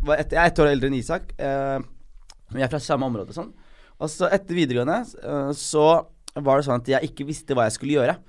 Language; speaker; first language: Norwegian; early bilingual, other home language; Somali